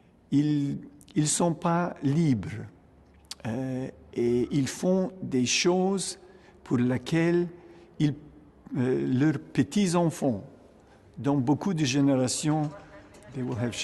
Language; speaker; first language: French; non-native, fluent; Ukrainian